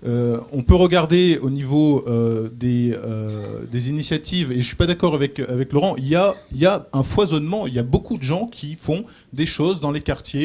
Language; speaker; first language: French; native; French